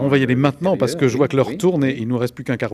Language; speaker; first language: French; native; French